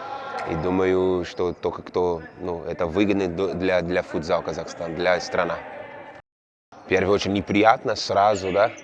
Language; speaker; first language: Russian; non-native, learner; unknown